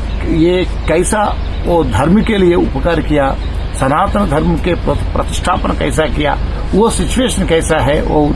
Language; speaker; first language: Hindi; non-native, local second language; Telugu